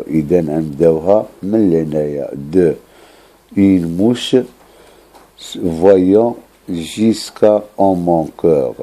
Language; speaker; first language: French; non-native, local second language; Arabic